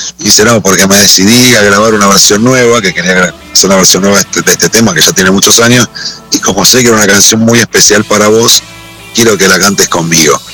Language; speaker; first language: Spanish; native; Spanish